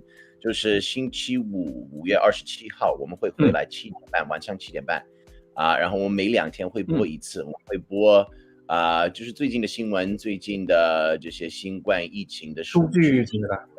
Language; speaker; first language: Chinese; non-native, fluent; English